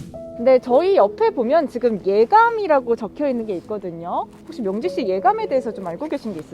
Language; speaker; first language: Korean; native; Korean